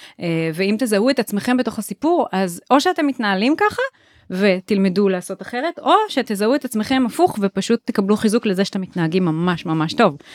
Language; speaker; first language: Hebrew; native; Hebrew